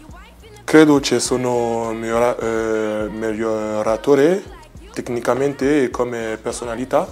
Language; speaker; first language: Italian; non-native, learner; French